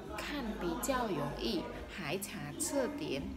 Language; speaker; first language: Chinese; non-native, learner; Khmer